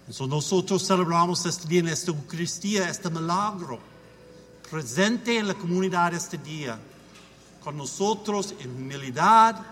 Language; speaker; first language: Spanish; non-native, learner; English